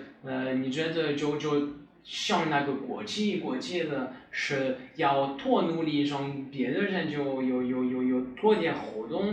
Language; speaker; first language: Chinese; non-native, learner; French